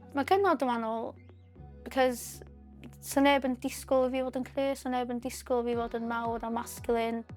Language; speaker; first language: Welsh; native; Welsh